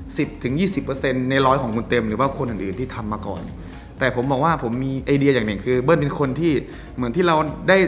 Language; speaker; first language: Thai; native; Thai